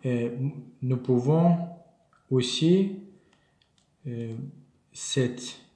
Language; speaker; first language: French; non-native, learner; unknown